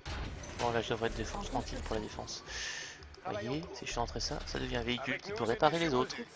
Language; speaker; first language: French; native; French